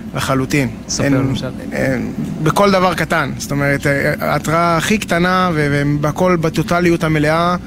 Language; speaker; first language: Hebrew; native; Hebrew